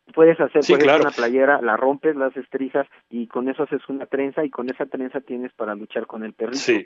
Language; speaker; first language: Spanish; native; Spanish